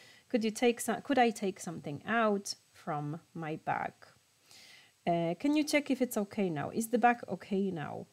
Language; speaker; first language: English; non-native, fluent; Polish